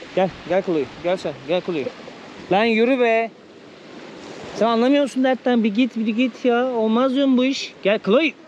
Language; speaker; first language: Turkish; native; Turkish